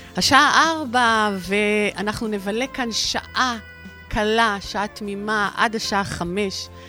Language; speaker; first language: Hebrew; native; Hebrew